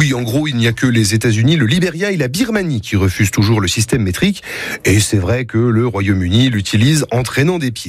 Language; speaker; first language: French; native; French